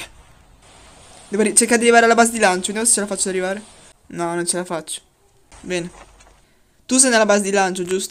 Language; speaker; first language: Italian; native; Italian